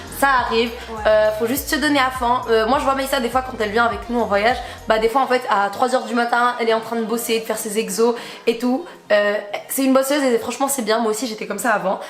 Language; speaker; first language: French; native; French